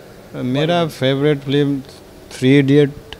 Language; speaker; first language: Hindi; non-native, learner; Nepali